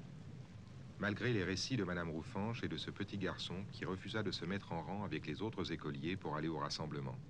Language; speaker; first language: French; native; French